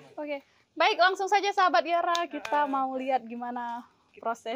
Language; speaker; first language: Indonesian; native; Indonesian